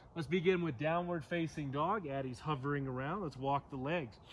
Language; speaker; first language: English; native; English